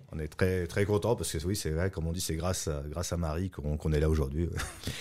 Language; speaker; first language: French; native; French